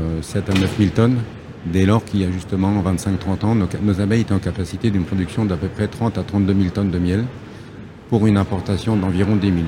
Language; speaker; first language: French; native; French